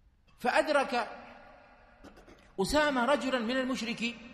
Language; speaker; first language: Arabic; native; Arabic